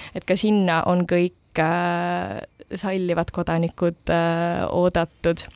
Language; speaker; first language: Estonian; native; Estonian